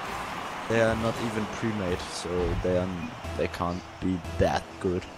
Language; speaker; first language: English; non-native, learner; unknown